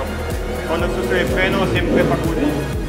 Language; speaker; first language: Italian; non-native, learner; French